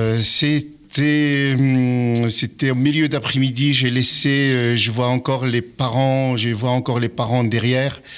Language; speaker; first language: French; non-native, local second language; Arabic